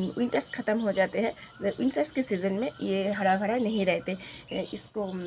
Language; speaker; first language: Hindi; non-native, local second language; Bangla